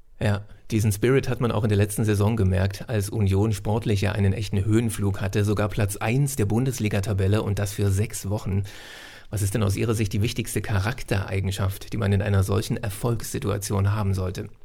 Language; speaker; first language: German; native; German